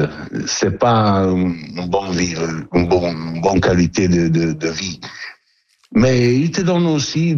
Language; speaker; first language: French; non-native, learner; Italian